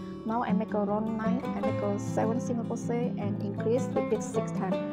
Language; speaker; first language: English; non-native, learner; Indonesian